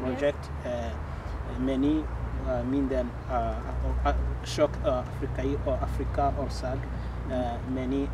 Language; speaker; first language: Hungarian; non-native, learner; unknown